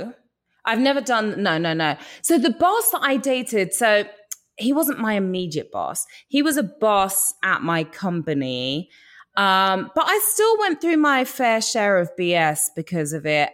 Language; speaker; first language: English; native; English